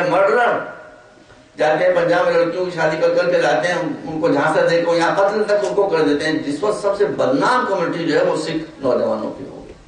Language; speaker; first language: Urdu; native; Urdu